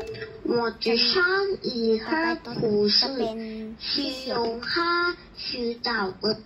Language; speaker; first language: Chinese; non-native, learner; Thai